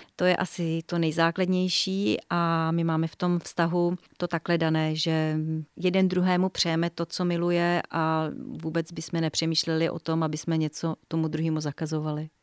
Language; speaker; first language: Czech; native; Czech